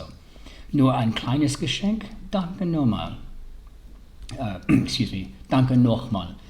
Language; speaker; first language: German; early bilingual, heritage; English